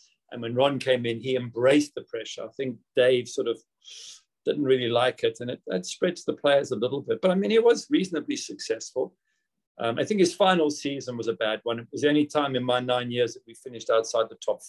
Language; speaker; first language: English; native; English